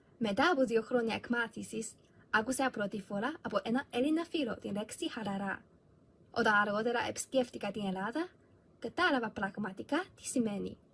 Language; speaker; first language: Greek; non-native, fluent; Chinese